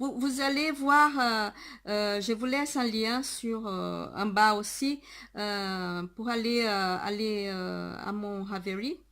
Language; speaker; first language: French; non-native, fluent; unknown